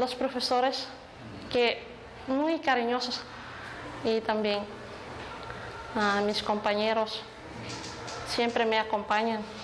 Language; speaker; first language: Spanish; non-native, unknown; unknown